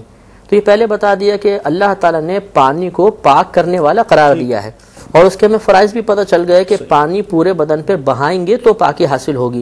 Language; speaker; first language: Urdu; native; Urdu